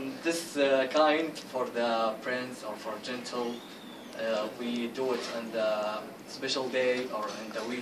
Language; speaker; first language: English; non-native, learner; Arabic